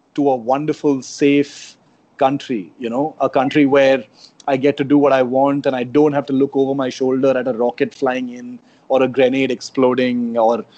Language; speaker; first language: English; non-native, local second language; Konkani